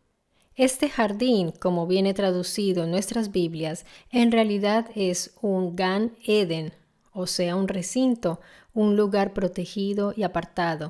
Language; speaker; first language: Spanish; non-native, fluent; Italian